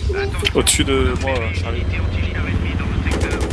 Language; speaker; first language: French; native; French